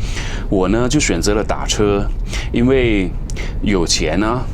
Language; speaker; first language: Chinese; native; Chinese